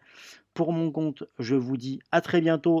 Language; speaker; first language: French; native; French